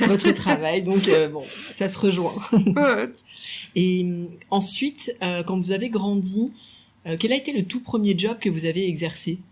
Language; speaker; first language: French; native; French